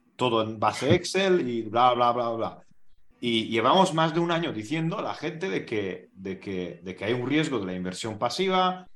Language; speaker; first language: Spanish; non-native, fluent; Hungarian